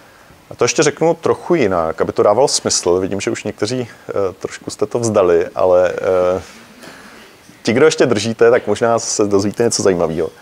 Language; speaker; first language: Czech; native; Czech